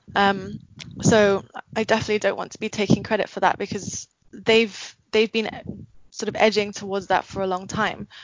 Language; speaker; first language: English; native; English